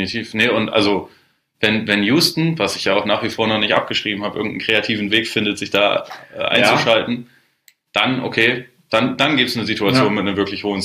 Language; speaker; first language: German; native; German